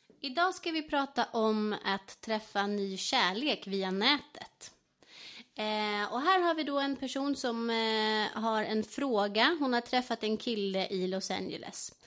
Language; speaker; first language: Swedish; native; Swedish